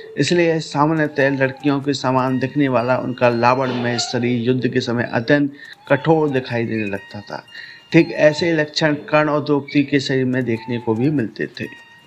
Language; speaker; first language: Hindi; native; Hindi